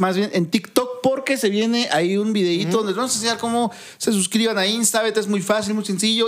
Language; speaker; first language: Spanish; native; Spanish